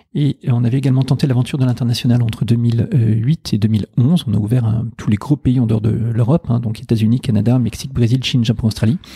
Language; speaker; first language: French; native; French